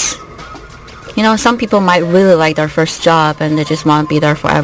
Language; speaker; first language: English; non-native, fluent; Chinese